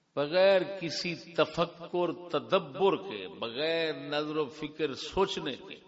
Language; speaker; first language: Urdu; non-native, local second language; Punjabi